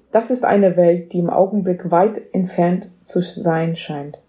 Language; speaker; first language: German; non-native, fluent; English